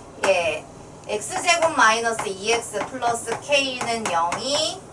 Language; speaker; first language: Korean; native; Korean